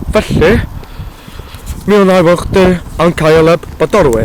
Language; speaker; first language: Welsh; non-native, learner; English